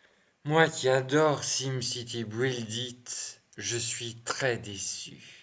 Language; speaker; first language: French; native; French